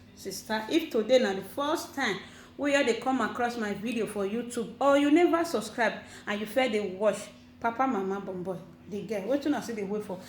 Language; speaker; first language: Nigerian Pidgin; non-native, local second language; Bini